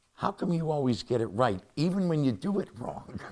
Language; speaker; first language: English; native; English